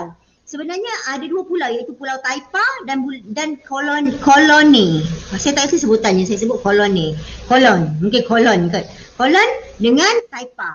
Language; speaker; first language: Malay; native; Malay